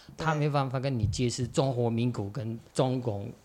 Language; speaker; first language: Chinese; non-native, fluent; Arabic